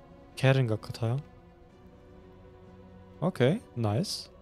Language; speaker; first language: Korean; non-native, fluent; German